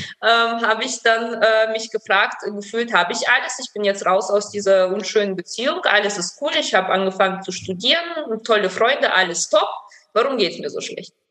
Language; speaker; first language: German; early bilingual, other home language; Russian